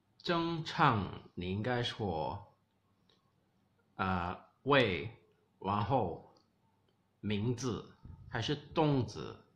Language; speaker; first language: Chinese; non-native, learner; English